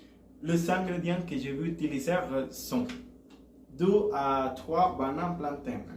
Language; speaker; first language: French; non-native, learner; Spanish